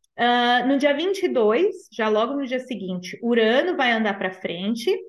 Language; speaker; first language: Portuguese; native; Portuguese